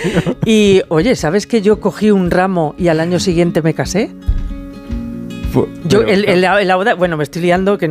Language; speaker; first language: Spanish; native; Spanish